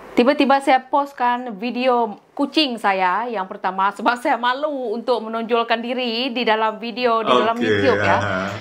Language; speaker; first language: Malay; non-native, local second language; Iban